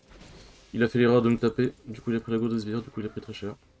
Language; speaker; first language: French; native; French